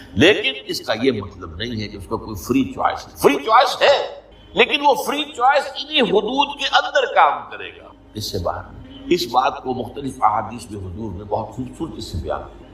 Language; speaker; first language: Urdu; native; Urdu